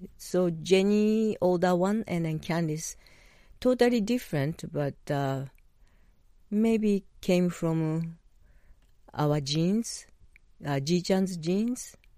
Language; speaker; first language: English; non-native, learner; Japanese